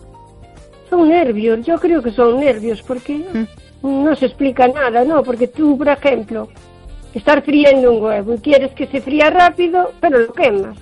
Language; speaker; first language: Spanish; native; Spanish